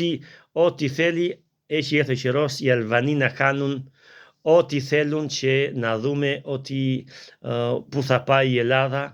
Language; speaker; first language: Greek; non-native, learner; Albanian